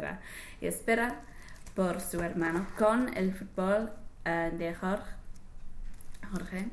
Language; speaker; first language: Spanish; non-native, learner; English